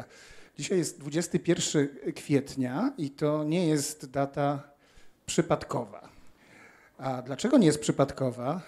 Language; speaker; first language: Polish; native; Polish